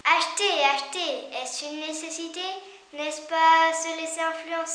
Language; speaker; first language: French; native; French